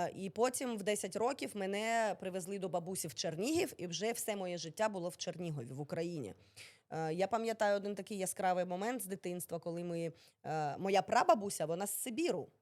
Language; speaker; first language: Ukrainian; early bilingual, other home language; Russian